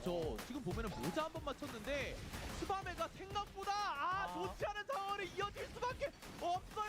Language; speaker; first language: Korean; native; Korean